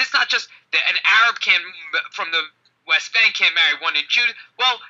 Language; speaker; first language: English; native; English